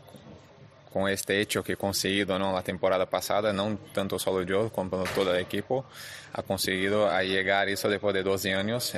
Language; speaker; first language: Spanish; non-native, fluent; Portuguese